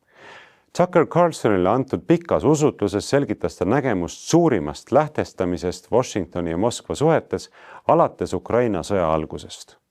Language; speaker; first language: Estonian; native; Estonian